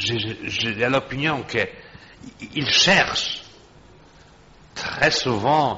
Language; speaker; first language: French; non-native, fluent; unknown